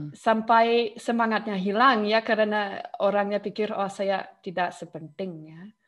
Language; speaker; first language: Indonesian; non-native, fluent; German